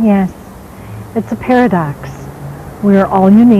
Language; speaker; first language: English; native; English